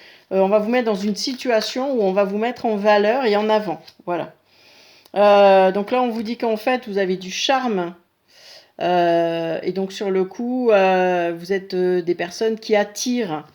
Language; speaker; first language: French; native; French